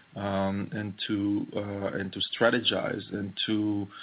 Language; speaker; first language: English; non-native, fluent; Hebrew